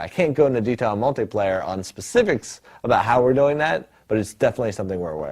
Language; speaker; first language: English; native; English